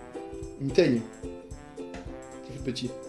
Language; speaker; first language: French; native; French